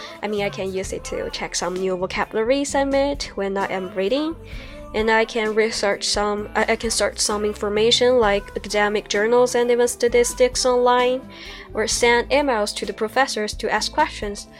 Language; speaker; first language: English; non-native, fluent; Chinese